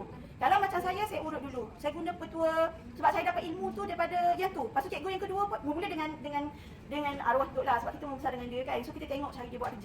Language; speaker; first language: Malay; native; Malay